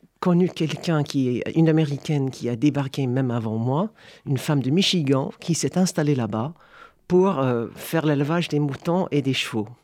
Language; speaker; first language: French; non-native, fluent; English